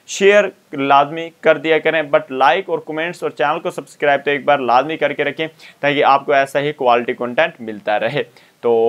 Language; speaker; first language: Urdu; non-native, local second language; Punjabi